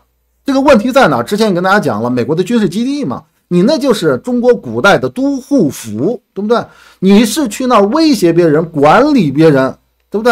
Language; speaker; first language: Chinese; native; Chinese